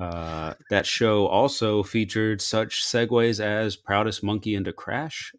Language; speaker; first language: English; native; English